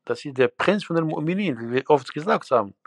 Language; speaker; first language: German; non-native, fluent; Arabic